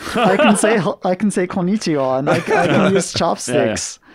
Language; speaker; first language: English; native; English